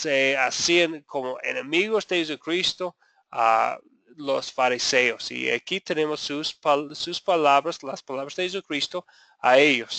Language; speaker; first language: Spanish; non-native, fluent; English